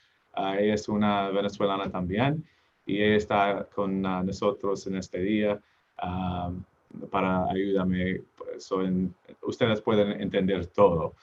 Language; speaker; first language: Spanish; non-native, learner; English